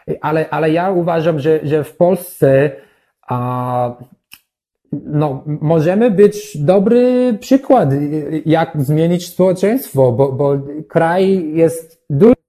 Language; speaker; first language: Polish; non-native, learner; English